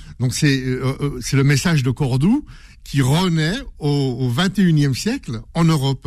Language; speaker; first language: French; early bilingual, other home language; Kabyle